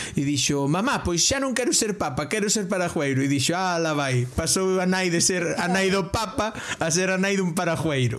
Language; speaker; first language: Galician; non-native, local second language; Spanish